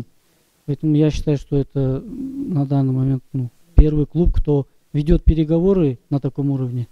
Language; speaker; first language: Russian; non-native, local second language; Kyrgyz